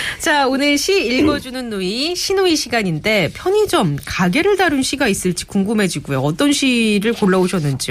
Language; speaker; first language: Korean; native; Korean